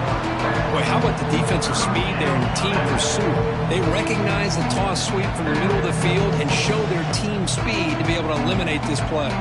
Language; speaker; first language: English; native; English